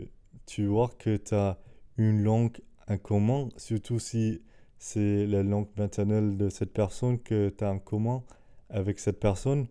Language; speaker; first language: French; non-native, fluent; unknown